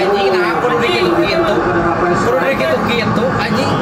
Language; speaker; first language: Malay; non-native, local second language; Sundanese